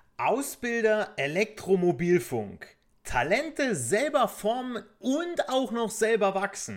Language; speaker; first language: German; native; German